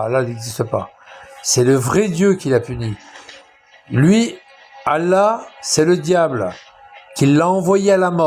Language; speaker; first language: French; native; French